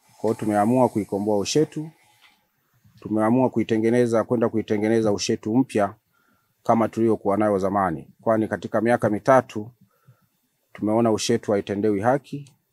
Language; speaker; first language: Swahili; native; Swahili